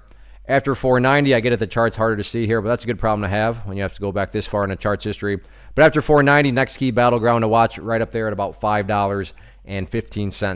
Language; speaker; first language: English; native; English